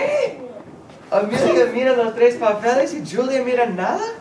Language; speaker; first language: Spanish; non-native, fluent; English